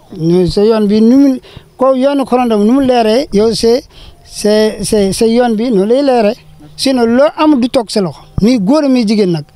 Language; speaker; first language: Wolof; non-native, fluent; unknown